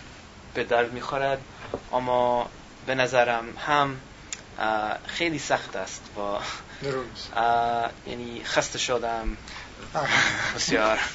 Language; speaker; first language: Persian; non-native, learner; English